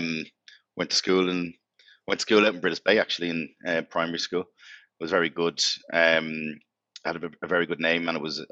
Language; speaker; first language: English; native; English